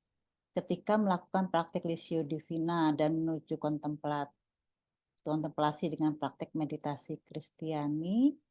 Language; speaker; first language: Indonesian; native; Indonesian